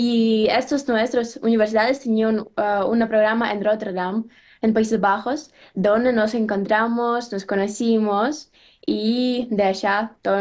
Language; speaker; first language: Spanish; non-native, learner; Ukrainian